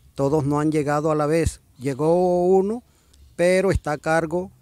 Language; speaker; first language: Spanish; native; Spanish